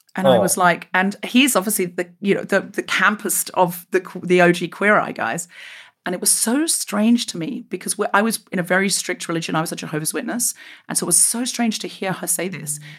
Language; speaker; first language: English; native; English